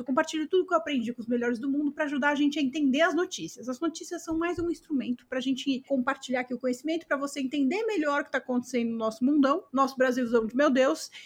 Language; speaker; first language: Portuguese; native; Portuguese